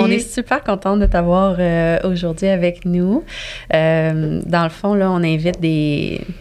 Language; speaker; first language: French; native; French